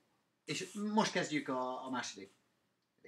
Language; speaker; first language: Hungarian; non-native, fluent; English